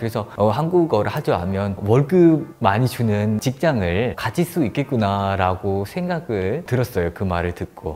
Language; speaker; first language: Korean; non-native, fluent; Khmer